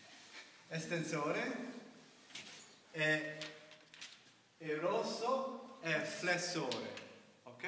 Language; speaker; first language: Italian; non-native, learner; English